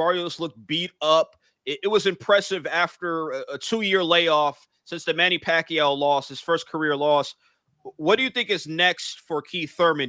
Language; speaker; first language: English; native; English